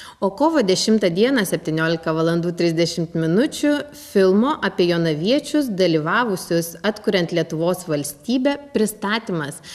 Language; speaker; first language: Lithuanian; native; Lithuanian